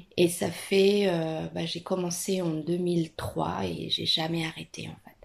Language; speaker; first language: French; non-native, fluent; Italian